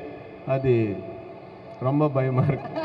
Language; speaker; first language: Tamil; non-native, learner; Telugu